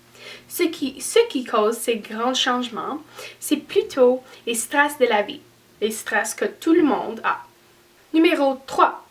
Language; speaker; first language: French; non-native, learner; English